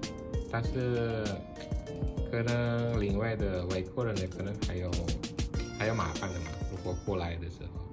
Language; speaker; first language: Chinese; non-native, fluent; Indonesian